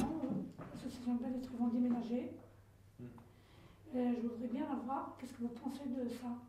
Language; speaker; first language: French; non-native, learner; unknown